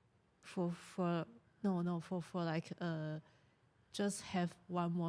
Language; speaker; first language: English; non-native, learner; Chinese